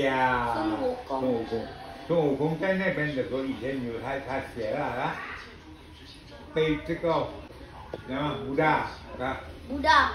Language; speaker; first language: Chinese; early bilingual, heritage; Chinese